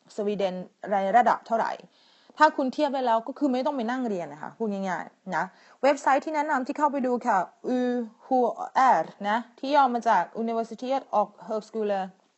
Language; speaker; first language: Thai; native; Thai